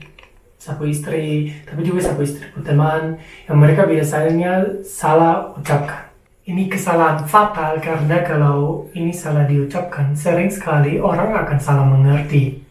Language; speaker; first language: Indonesian; non-native, fluent; German